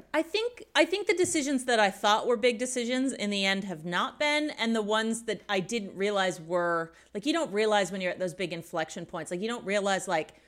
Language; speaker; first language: English; native; English